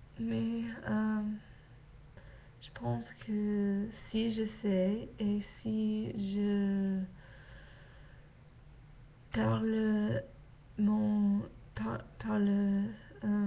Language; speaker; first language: French; non-native, learner; English